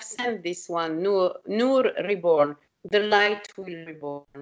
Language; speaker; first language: English; non-native, fluent; French